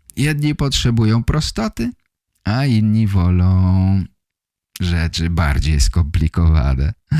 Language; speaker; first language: Polish; native; Polish